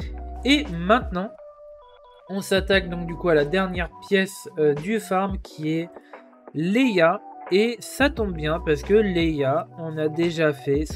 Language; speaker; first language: French; native; French